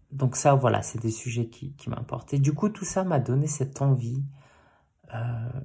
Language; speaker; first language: French; native; French